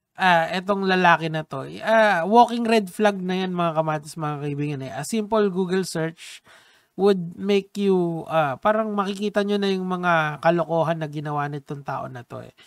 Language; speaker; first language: Filipino; native; Filipino